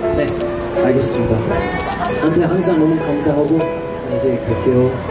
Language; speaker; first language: Korean; non-native, fluent; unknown